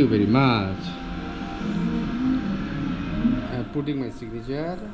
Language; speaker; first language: English; non-native, learner; Bangla